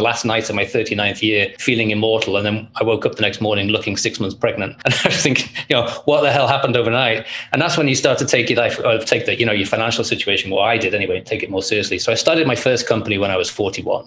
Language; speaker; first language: English; native; English